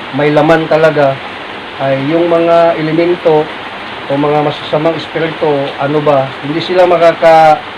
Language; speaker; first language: Filipino; non-native, local second language; Cebuano